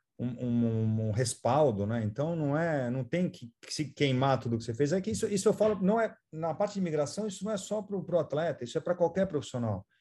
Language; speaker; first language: Portuguese; native; Portuguese